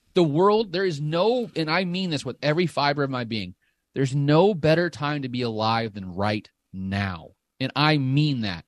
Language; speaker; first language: English; native; English